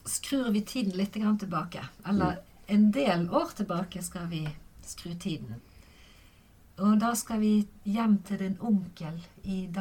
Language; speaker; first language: Norwegian; native; Norwegian